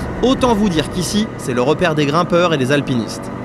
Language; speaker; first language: French; native; French